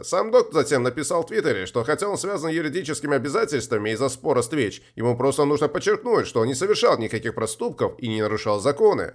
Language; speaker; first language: Russian; native; Russian